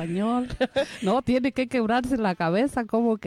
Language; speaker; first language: Spanish; native; Spanish